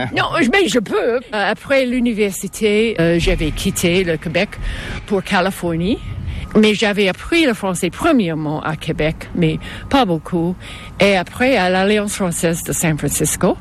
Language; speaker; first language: French; non-native, local second language; English